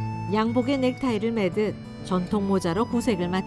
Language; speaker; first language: Korean; native; Korean